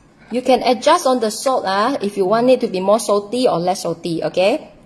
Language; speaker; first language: English; non-native, local second language; Chinese